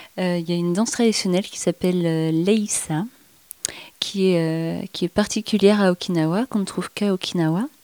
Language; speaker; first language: French; native; French